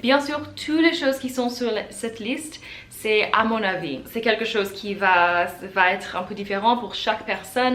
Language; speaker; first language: French; non-native, learner; English